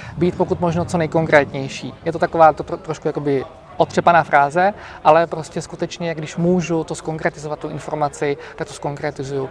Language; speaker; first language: Czech; native; Czech